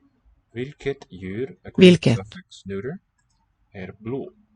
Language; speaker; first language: Swedish; non-native, learner; English